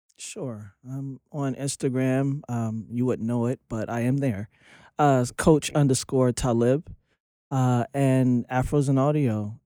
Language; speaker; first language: English; native; English